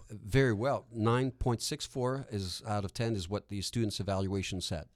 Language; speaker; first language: English; non-native, local second language; French